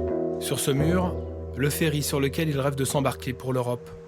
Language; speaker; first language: French; native; French